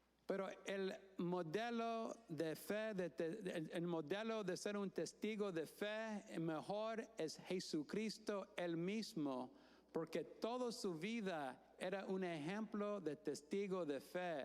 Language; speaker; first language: Spanish; non-native, fluent; English